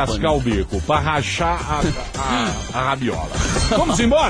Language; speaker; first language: Portuguese; native; Portuguese